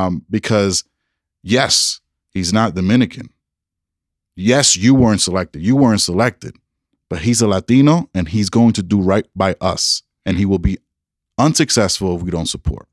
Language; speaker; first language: English; early bilingual, other home language; Spanish